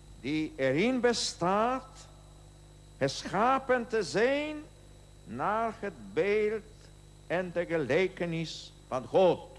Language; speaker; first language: Dutch; non-native, learner; Polish